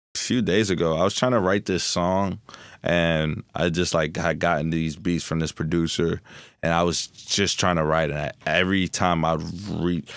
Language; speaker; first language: English; native; English